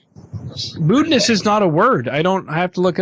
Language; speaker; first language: English; native; English